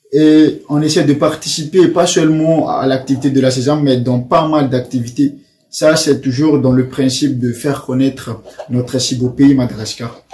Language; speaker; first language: French; non-native, local second language; Malagasy